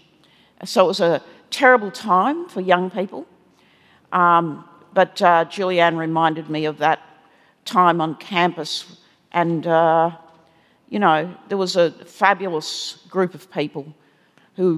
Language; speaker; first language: English; native; English